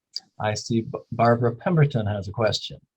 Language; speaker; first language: English; native; English